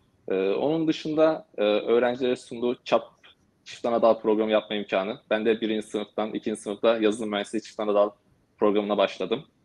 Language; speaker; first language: Turkish; native; Turkish